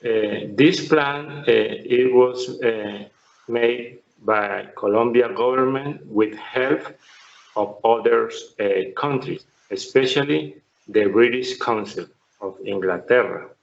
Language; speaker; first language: English; non-native, learner; Spanish